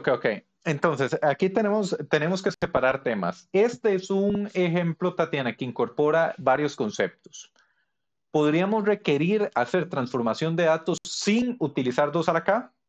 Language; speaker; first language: Spanish; native; Spanish